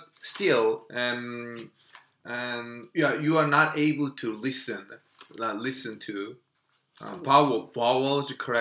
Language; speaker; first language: English; non-native, fluent; Korean